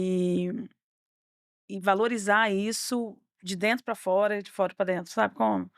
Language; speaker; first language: Portuguese; native; Portuguese